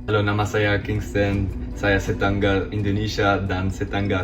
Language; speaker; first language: Indonesian; non-native, learner; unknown